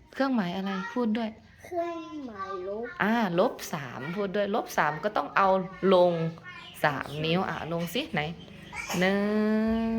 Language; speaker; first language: Thai; native; Thai